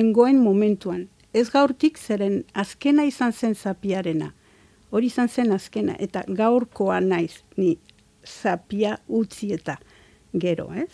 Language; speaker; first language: Basque; non-native, local second language; Spanish